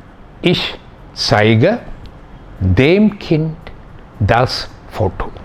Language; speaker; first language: German; non-native, fluent; Malayalam